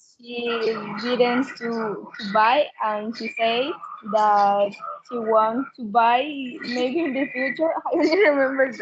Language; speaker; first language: English; non-native, learner; Spanish